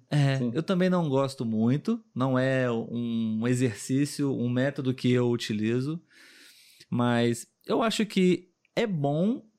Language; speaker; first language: Portuguese; native; Portuguese